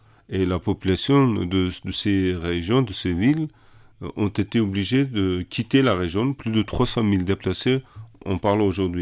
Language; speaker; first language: French; non-native, fluent; Kurdish